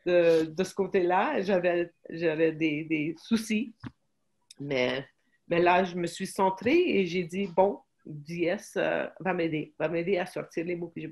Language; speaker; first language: French; non-native, fluent; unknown